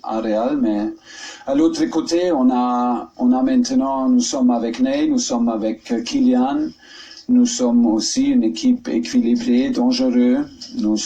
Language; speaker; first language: French; non-native, learner; German